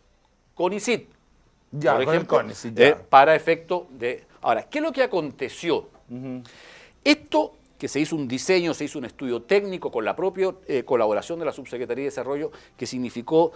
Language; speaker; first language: Spanish; native; Spanish